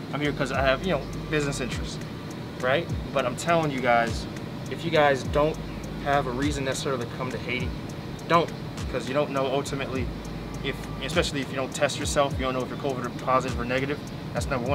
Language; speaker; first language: English; native; English